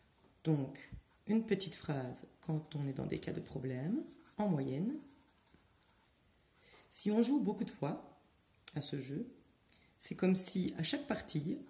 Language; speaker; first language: French; native; French